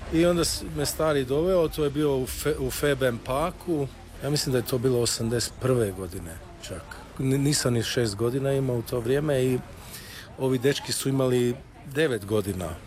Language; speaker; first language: Croatian; early bilingual, heritage; Croatian